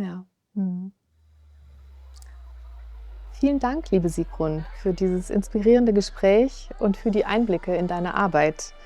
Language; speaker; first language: German; native; German